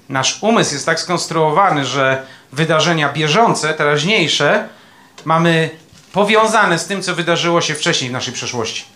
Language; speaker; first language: Polish; native; Polish